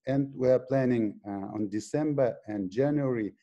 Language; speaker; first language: English; non-native, fluent; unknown